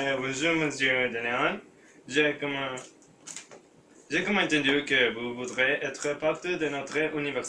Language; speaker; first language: French; non-native, learner; Spanish